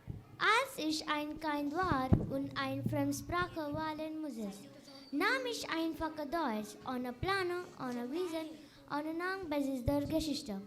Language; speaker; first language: German; non-native, learner; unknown